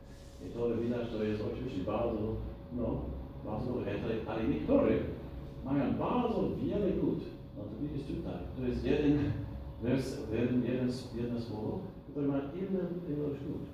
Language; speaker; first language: Polish; non-native, fluent; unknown